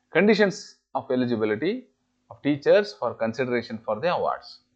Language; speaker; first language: English; non-native, local second language; Kannada